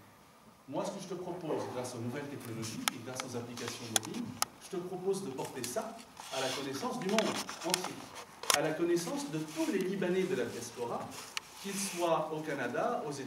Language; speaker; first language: French; non-native, local second language; Arabic